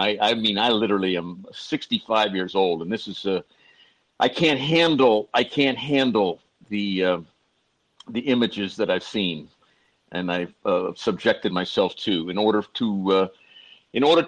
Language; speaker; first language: English; native; English